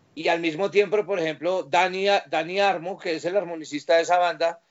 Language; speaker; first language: Spanish; native; Spanish